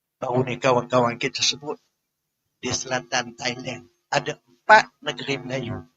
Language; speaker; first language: Malay; native; Malay